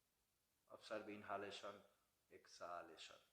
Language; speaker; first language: Spanish; non-native, learner; Bangla